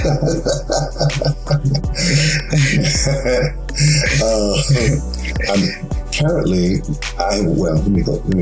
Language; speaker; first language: English; native; English